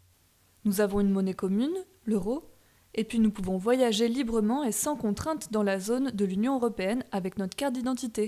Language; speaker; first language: French; native; French